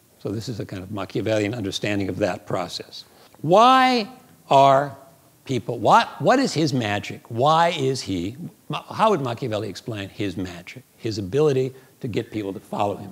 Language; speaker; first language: English; native; English